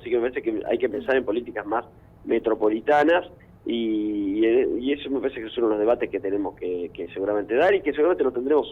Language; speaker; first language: Spanish; native; Spanish